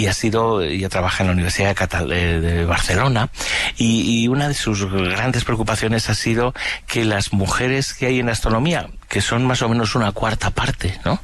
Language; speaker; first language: Spanish; native; Spanish